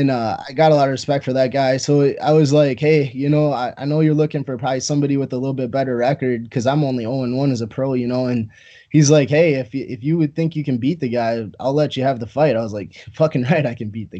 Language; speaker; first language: English; native; English